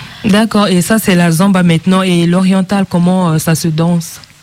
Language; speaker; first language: French; non-native, local second language; Sango